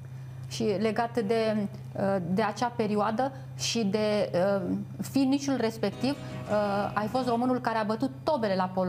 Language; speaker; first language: Romanian; native; Romanian